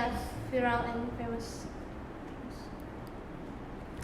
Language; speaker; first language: English; non-native, learner; Indonesian